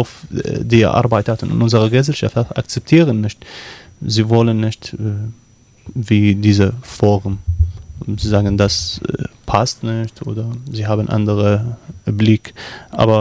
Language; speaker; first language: German; non-native, learner; Arabic